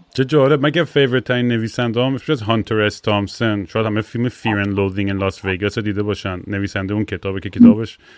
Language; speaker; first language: Persian; early bilingual, heritage; Persian